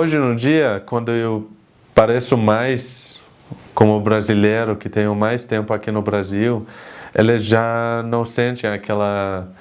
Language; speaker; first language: Portuguese; non-native, fluent; Arabic